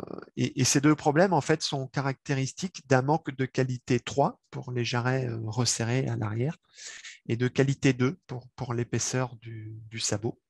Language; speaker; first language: French; native; French